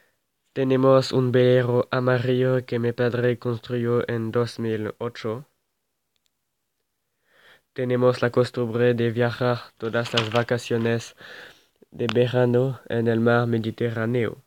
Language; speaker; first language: Spanish; non-native, learner; French